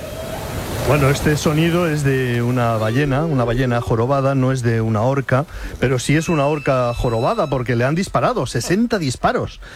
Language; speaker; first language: Spanish; native; Spanish